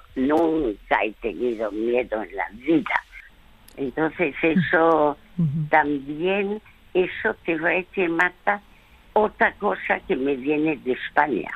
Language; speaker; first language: Spanish; early bilingual, other home language; French